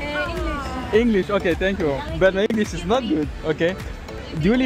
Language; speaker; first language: English; non-native, learner; French